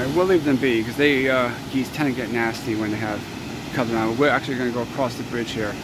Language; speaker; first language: English; native; English